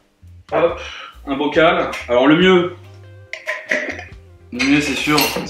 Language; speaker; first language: French; native; French